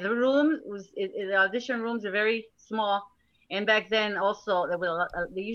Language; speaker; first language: English; early bilingual, other home language; Spanish